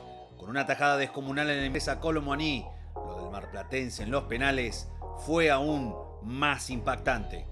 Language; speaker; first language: Spanish; native; Spanish